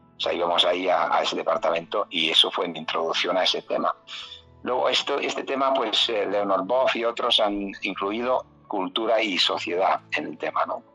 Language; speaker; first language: Spanish; early bilingual, other home language; English